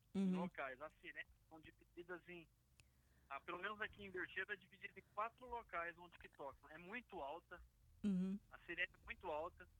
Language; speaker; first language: Portuguese; native; Portuguese